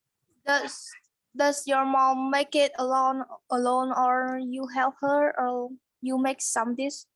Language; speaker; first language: English; non-native, learner; Vietnamese